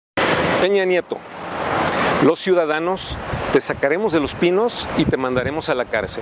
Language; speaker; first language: Spanish; native; Spanish